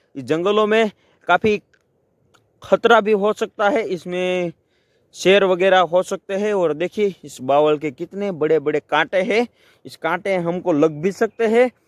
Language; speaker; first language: Hindi; non-native, local second language; Gujarati